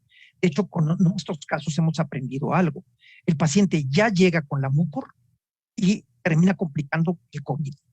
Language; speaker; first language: Spanish; native; Spanish